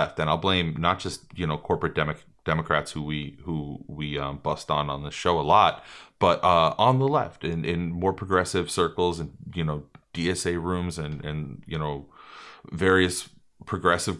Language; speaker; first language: English; native; English